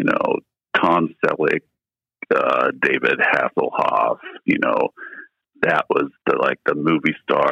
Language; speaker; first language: English; native; English